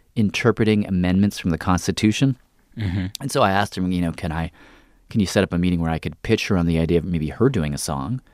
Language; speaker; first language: English; native; English